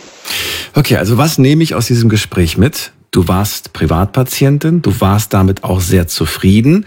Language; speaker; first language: German; native; German